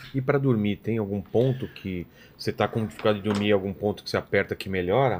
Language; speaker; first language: Portuguese; native; Portuguese